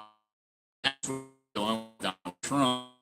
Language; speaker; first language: English; native; English